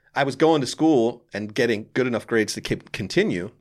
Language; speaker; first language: English; native; English